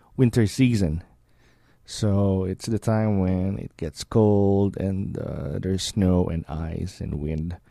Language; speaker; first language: English; non-native, local second language; Filipino